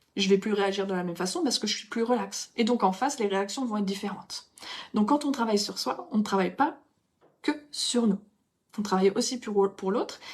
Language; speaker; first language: French; native; French